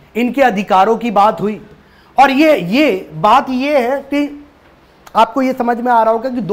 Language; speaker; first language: Hindi; native; Hindi